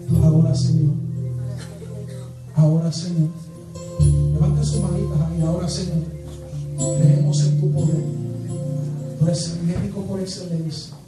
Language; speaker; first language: Spanish; native; Spanish